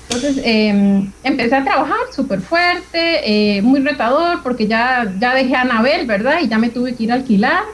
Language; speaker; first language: Spanish; native; Spanish